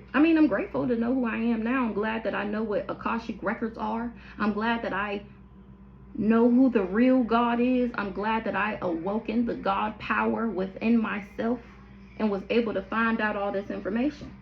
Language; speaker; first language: English; native; English